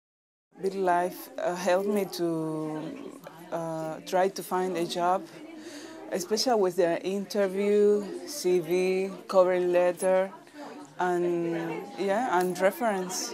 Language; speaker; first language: English; non-native, learner; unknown